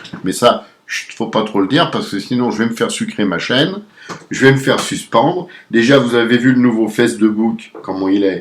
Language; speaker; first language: French; native; French